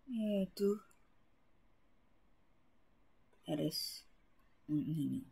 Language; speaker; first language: Spanish; non-native, learner; Japanese